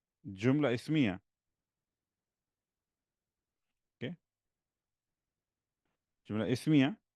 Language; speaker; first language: Arabic; non-native, fluent; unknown